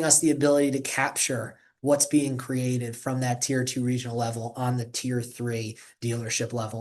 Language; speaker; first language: English; native; English